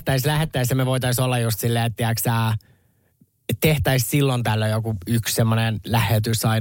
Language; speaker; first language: Finnish; native; Finnish